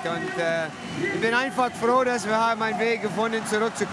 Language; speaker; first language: German; non-native, fluent; English